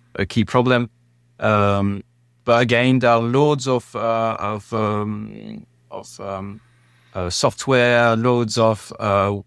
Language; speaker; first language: English; non-native, fluent; French